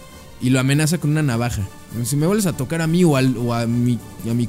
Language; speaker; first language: Spanish; native; Spanish